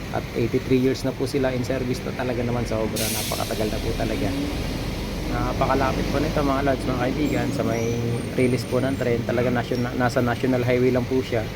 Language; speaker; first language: Filipino; non-native, local second language; Bikol